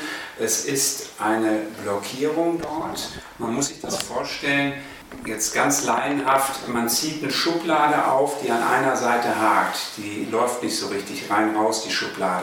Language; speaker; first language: German; native; German